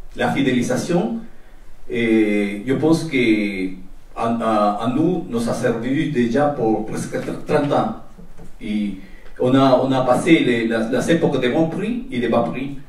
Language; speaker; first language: French; non-native, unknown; Spanish